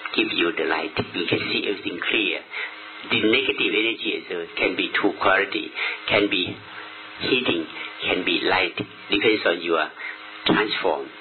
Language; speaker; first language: English; non-native, learner; Thai